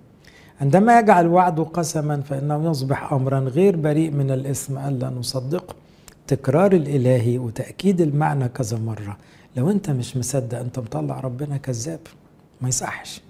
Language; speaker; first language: Arabic; native; Arabic